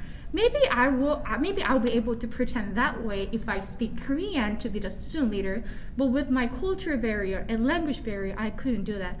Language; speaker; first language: English; non-native, fluent; Korean